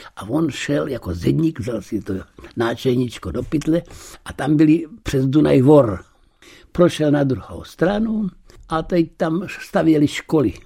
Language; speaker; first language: Czech; early bilingual, heritage; Czech